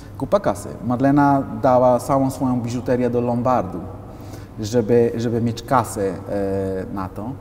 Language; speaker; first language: Polish; non-native, fluent; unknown